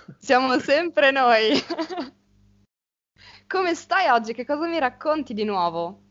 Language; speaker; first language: Italian; native; Italian